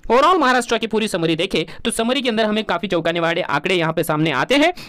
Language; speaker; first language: Hindi; non-native, local second language; Urdu